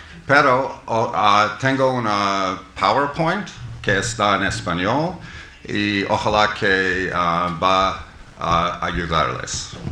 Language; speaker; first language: Spanish; non-native, learner; English